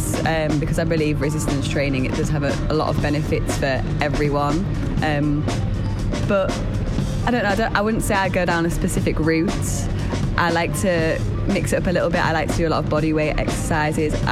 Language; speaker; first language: English; native; English